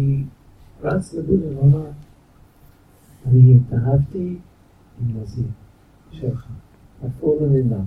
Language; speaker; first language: Hebrew; non-native, fluent; English